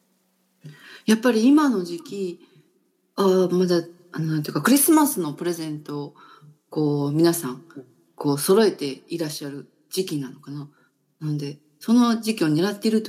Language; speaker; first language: Japanese; native; Japanese